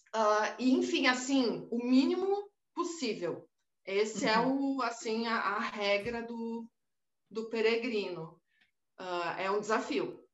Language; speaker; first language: Portuguese; native; Portuguese